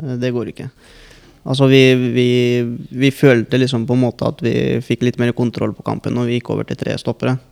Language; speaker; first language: Norwegian; early bilingual, other home language; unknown